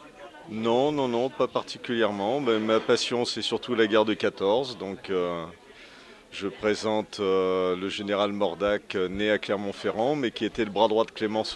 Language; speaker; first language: French; native; French